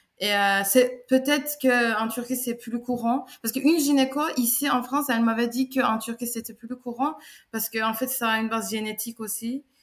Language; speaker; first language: French; non-native, fluent; Turkish